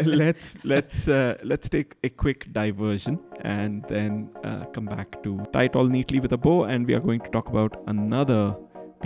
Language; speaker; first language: English; non-native, local second language; Marathi